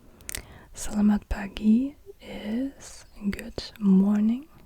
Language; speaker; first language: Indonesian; non-native, learner; German